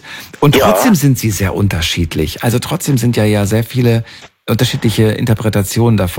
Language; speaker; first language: German; native; German